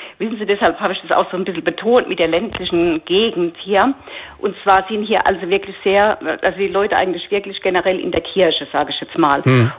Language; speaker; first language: German; native; German